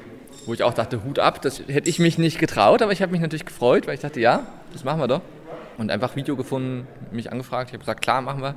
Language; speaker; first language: German; native; German